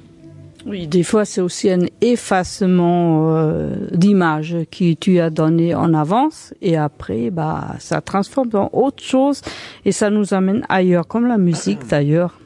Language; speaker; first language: French; non-native, fluent; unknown